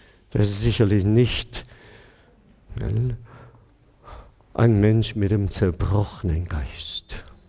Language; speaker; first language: German; non-native, fluent; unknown